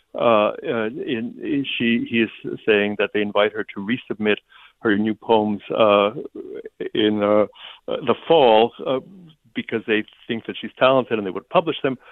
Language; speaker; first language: English; early bilingual, other home language; Ukrainian